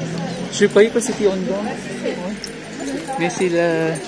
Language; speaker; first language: French; non-native, learner; Filipino